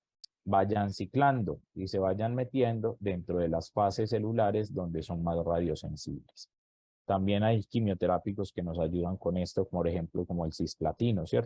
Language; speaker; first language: Spanish; native; Spanish